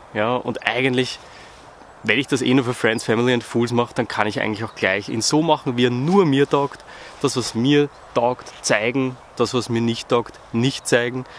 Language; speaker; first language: German; native; German